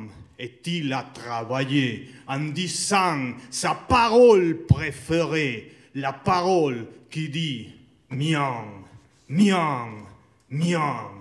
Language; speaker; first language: French; non-native, learner; Spanish